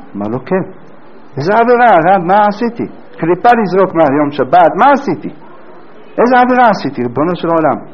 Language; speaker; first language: Hebrew; native; Hebrew